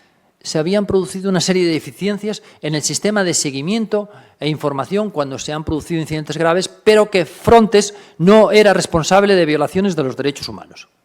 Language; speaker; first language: Spanish; native; Spanish